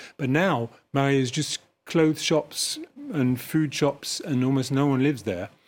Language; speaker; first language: English; native; English